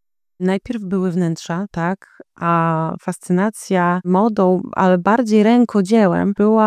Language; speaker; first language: Polish; native; Polish